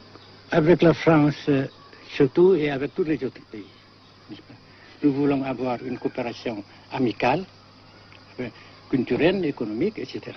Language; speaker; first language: French; non-native, fluent; Vietnamese